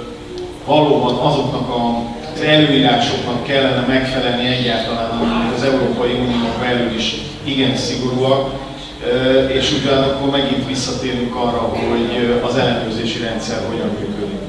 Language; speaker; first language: Hungarian; native; Hungarian